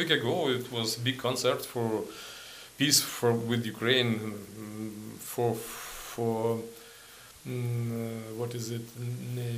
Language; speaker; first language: English; non-native, learner; Ukrainian